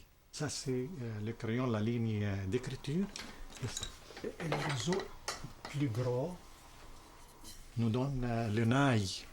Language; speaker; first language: French; non-native, fluent; Arabic